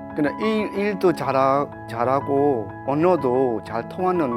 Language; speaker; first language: Korean; non-native, fluent; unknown